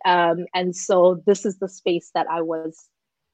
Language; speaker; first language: English; non-native, local second language; Xhosa